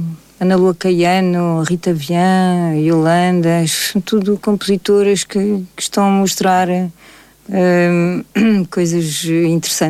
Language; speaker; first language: Portuguese; early bilingual, heritage; Portuguese